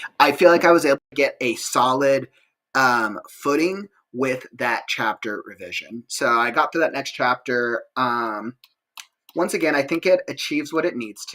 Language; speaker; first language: English; native; English